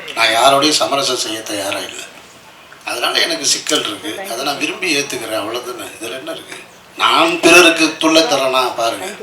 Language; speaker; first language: Tamil; native; Tamil